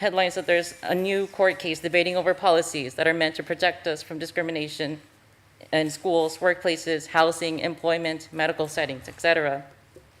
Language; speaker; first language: English; native; English